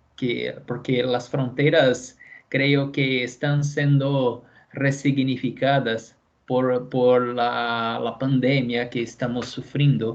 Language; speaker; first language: Spanish; non-native, fluent; Portuguese